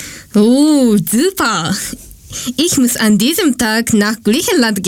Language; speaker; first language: German; non-native, learner; Japanese